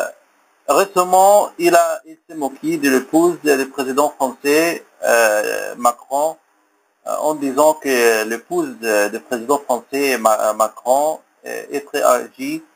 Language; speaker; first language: French; non-native, learner; Arabic